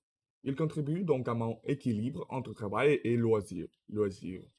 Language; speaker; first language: French; non-native, learner; Russian